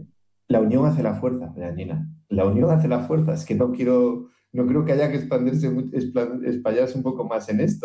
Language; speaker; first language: Spanish; native; Spanish